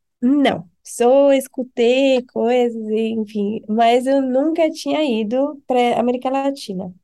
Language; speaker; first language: Portuguese; non-native, fluent; French